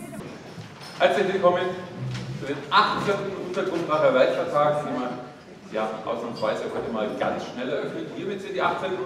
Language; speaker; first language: German; native; German